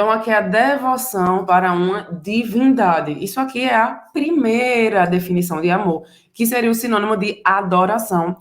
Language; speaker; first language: Portuguese; native; Portuguese